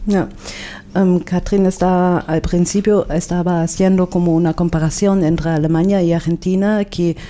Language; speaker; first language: Spanish; non-native, fluent; German